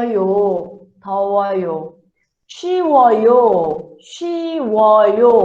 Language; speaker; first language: Korean; non-native, fluent; Portuguese